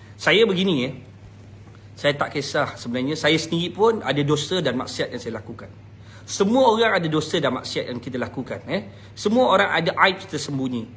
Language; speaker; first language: Malay; native; Malay